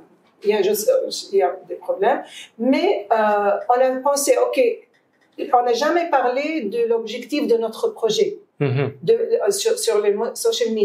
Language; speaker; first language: French; non-native, fluent; Arabic